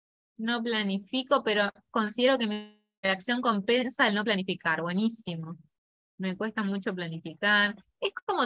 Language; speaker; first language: Spanish; native; Spanish